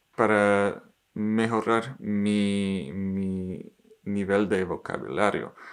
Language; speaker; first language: Spanish; non-native, learner; English